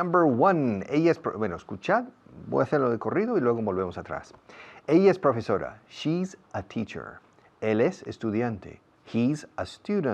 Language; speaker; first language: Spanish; non-native, fluent; English